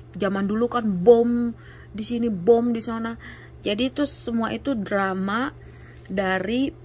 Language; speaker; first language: Indonesian; native; Indonesian